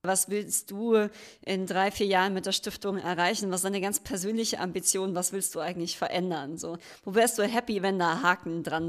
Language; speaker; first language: German; native; German